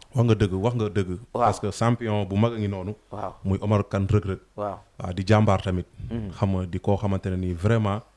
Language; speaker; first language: Wolof; non-native, local second language; Serer